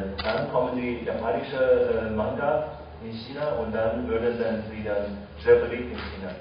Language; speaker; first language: German; non-native, fluent; Chinese